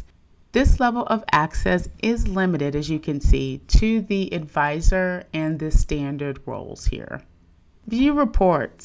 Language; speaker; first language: English; native; English